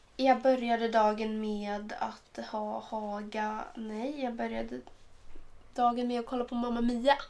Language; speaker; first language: Swedish; native; Swedish